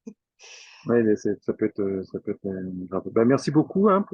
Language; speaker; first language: French; native; French